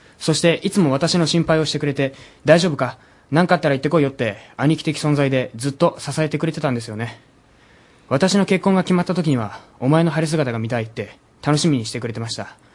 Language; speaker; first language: Japanese; native; Japanese